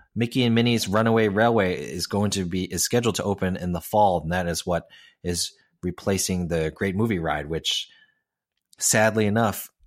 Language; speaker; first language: English; non-native, local second language; Cantonese